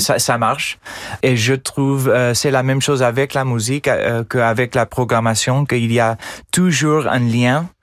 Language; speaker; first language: French; non-native, fluent; English